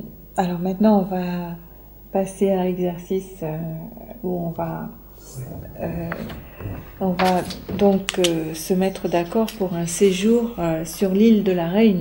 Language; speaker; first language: French; native; French